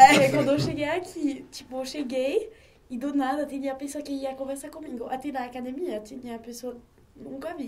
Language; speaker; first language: Portuguese; non-native, learner; French